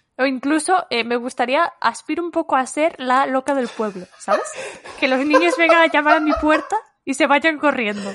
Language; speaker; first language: Spanish; non-native, local second language; Galician